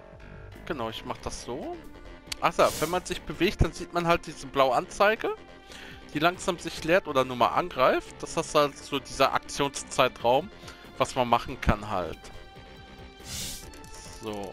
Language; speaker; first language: German; native; German